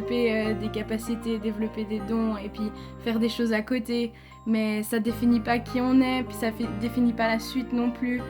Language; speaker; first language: French; native; French